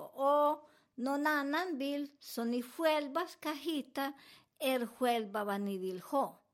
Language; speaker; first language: Swedish; non-native, fluent; Spanish